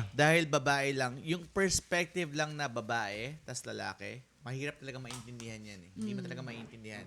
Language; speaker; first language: Filipino; native; Filipino